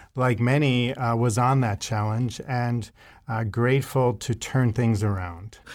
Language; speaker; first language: English; native; English